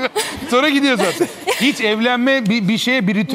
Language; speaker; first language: Turkish; native; Turkish